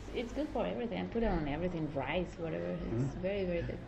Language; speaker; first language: English; non-native, fluent; Spanish